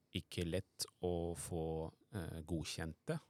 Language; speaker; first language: Norwegian; non-native, fluent; Arabic